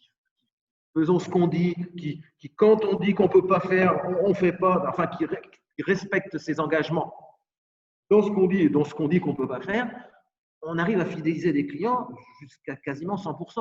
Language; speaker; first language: French; native; French